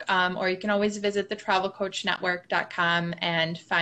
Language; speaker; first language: English; native; English